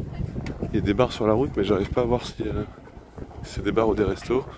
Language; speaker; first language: French; native; French